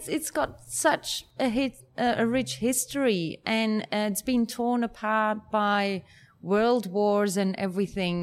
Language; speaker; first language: English; non-native, fluent; Dutch